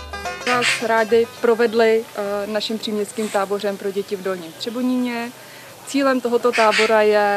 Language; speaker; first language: Czech; native; Czech